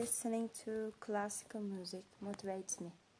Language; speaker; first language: English; non-native, fluent; Turkish